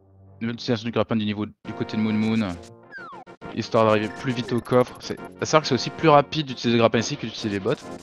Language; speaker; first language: French; native; French